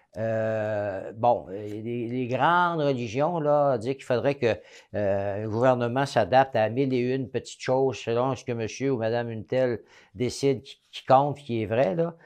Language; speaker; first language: French; native; French